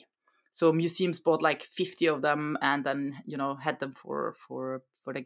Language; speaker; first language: English; non-native, fluent; German